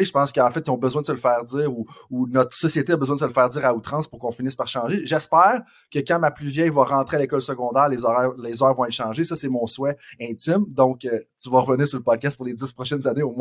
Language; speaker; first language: French; native; French